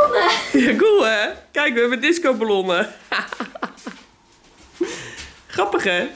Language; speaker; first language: Dutch; native; Dutch